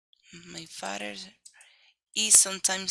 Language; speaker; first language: English; non-native, learner; Spanish